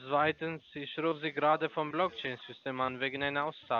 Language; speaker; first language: German; non-native, learner; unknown